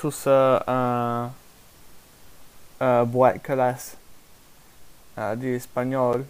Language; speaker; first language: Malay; non-native, learner; English